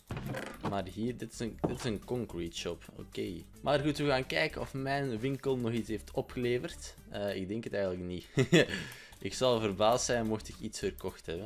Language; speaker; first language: Dutch; native; Dutch